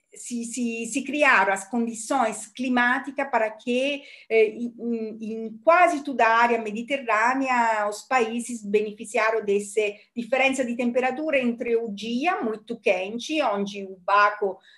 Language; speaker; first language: Portuguese; non-native, fluent; Italian